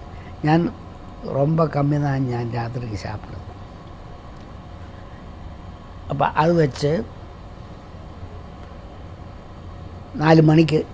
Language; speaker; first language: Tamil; non-native, local second language; Malayalam